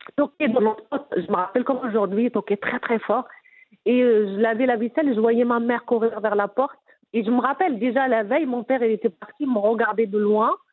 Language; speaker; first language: French; non-native, local second language; Arabic